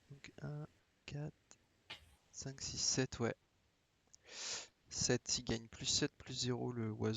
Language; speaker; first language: French; native; French